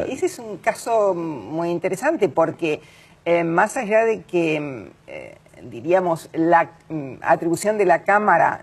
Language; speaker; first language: Spanish; native; Spanish